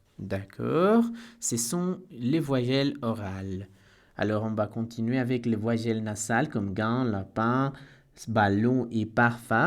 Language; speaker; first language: French; non-native, fluent; Spanish